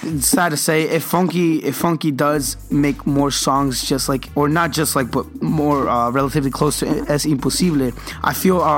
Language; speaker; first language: English; early bilingual, other home language; Spanish